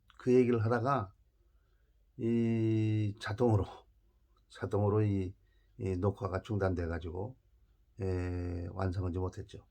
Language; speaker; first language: Korean; native; Korean